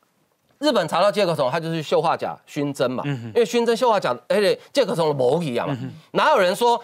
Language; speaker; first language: Chinese; native; Chinese